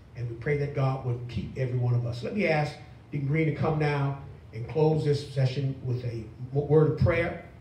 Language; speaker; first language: English; native; English